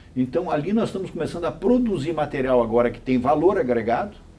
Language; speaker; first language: Portuguese; native; Portuguese